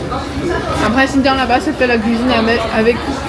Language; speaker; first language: French; non-native, learner; Chinese